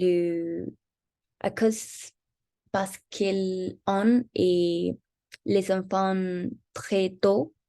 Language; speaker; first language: French; non-native, learner; Spanish